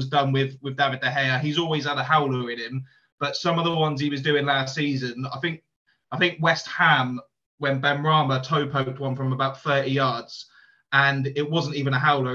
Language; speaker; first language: English; native; English